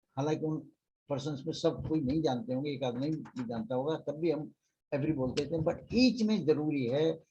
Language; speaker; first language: Hindi; native; Hindi